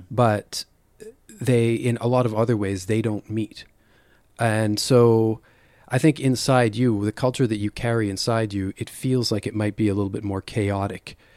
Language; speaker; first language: English; native; English